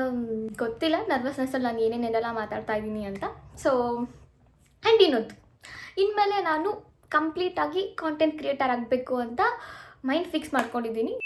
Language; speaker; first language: Kannada; native; Kannada